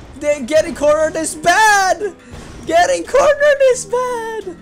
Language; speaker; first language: English; non-native, local second language; Filipino